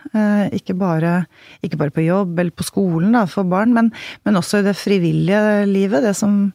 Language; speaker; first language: Norwegian; native; Norwegian